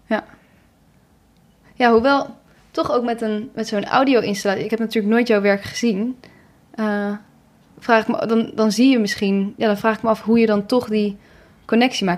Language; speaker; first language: Dutch; native; Dutch